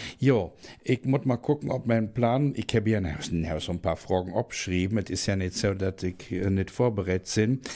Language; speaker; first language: German; native; German